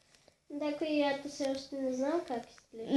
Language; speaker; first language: Bulgarian; native; Bulgarian